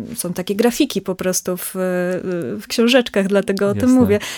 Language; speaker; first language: Polish; native; Polish